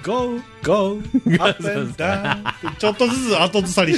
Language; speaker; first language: Japanese; native; Japanese